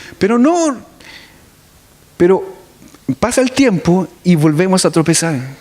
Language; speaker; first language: Spanish; native; Spanish